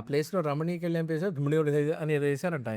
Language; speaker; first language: Telugu; native; Telugu